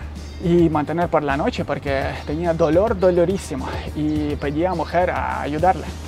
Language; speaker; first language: Spanish; non-native, learner; Ukrainian